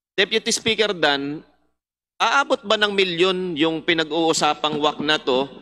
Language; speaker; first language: Filipino; native; Filipino